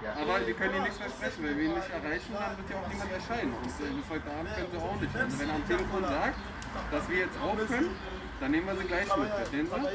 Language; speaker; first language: German; native; German